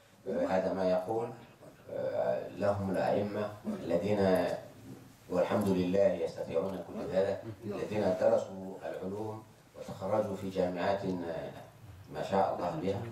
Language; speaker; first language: Arabic; non-native, fluent; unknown